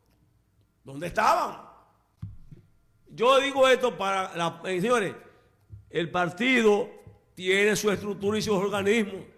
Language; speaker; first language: Spanish; native; Spanish